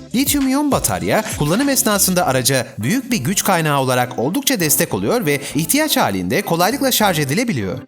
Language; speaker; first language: Turkish; native; Turkish